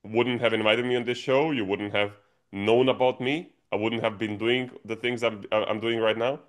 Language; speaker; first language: English; non-native, fluent; Croatian